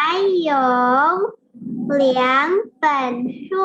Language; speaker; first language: Chinese; non-native, learner; Indonesian